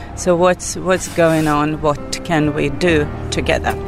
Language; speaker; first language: English; non-native, fluent; Belarusian